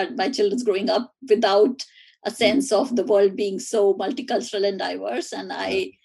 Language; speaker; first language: English; non-native, local second language; Hindi